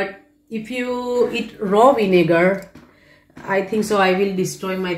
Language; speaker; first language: English; non-native, local second language; Gujarati